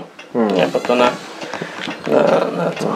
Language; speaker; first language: Polish; non-native, local second language; Rusyn